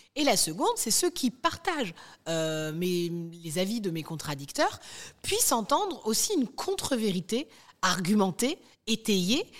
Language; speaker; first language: French; native; French